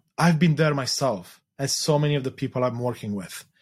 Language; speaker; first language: English; non-native, fluent; Romanian